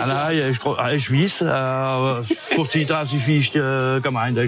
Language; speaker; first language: German; non-native, local second language; French